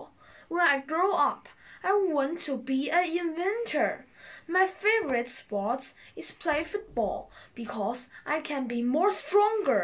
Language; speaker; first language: English; non-native, learner; Chinese